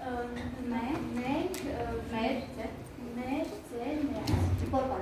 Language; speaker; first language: French; non-native, learner; Armenian